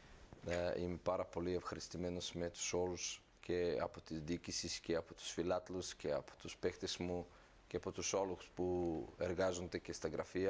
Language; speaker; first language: Greek; non-native, fluent; Serbian